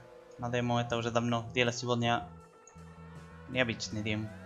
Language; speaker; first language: Russian; non-native, learner; Spanish